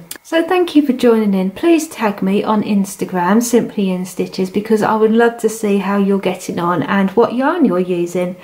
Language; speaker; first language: English; native; English